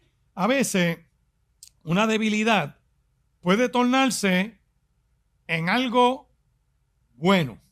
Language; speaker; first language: Spanish; native; Spanish